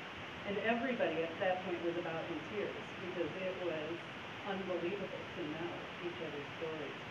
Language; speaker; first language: English; native; English